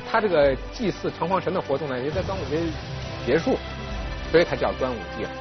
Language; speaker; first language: Chinese; native; Chinese